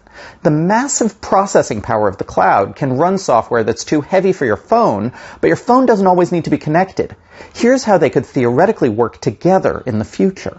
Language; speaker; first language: English; native; English